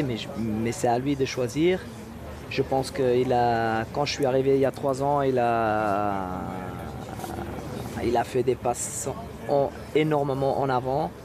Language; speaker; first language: French; non-native, local second language; Dutch